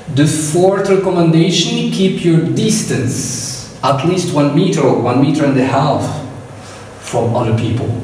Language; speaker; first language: English; non-native, fluent; Arabic